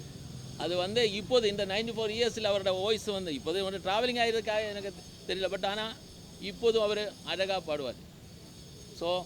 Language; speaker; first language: Tamil; non-native, learner; Malayalam